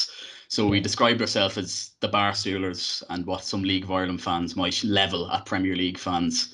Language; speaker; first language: English; native; English